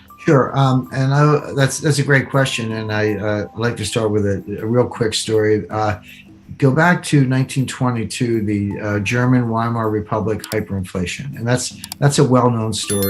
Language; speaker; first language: English; native; English